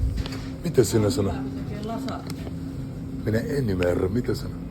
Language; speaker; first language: Finnish; non-native, learner; English